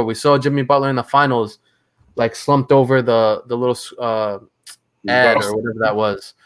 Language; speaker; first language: English; native; English